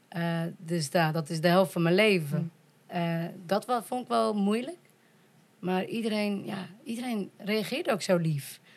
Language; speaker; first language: Dutch; native; Dutch